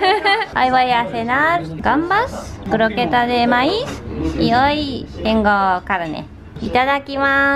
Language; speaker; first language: Spanish; non-native, learner; Japanese